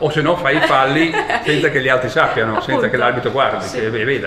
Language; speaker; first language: Italian; native; Italian